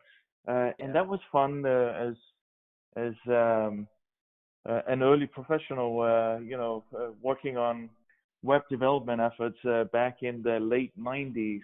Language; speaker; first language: English; non-native, fluent; Danish